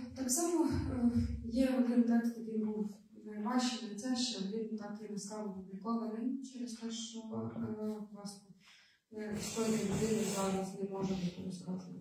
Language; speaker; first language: Ukrainian; native; Ukrainian